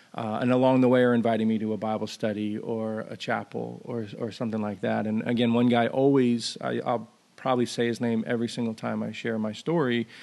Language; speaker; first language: English; native; English